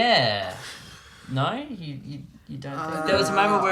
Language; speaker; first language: English; native; English